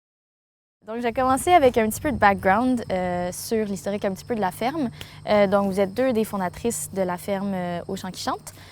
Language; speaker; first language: French; native; French